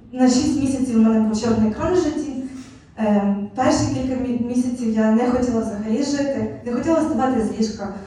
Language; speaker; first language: Ukrainian; native; Ukrainian